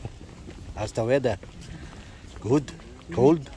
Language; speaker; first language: English; non-native, local second language; Filipino